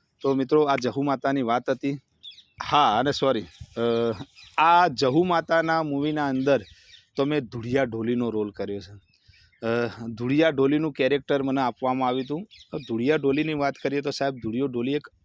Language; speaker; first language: Gujarati; native; Gujarati